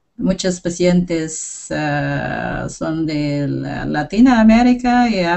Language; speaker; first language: Spanish; non-native, learner; English